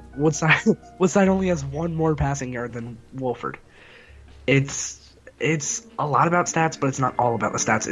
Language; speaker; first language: English; native; English